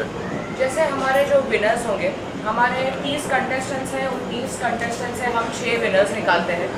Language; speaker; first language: Hindi; native; Hindi